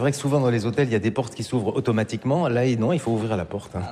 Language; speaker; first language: French; native; French